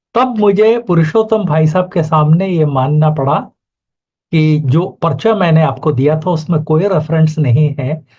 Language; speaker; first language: Hindi; native; Hindi